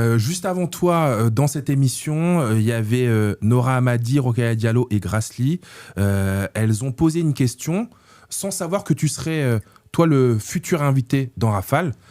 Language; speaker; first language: French; native; French